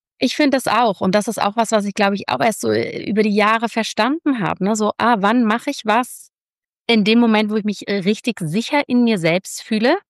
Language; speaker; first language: German; native; German